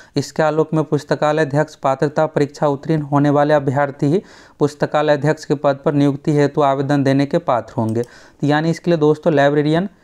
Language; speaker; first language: Hindi; native; Hindi